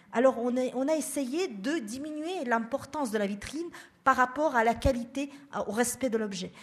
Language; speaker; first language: French; non-native, fluent; Russian